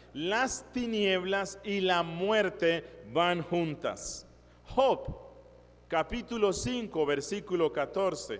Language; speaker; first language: Spanish; native; Spanish